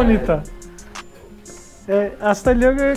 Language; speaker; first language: Spanish; non-native, learner; Turkish